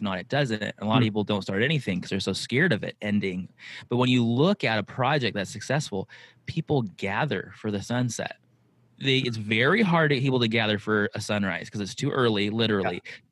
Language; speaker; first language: English; native; English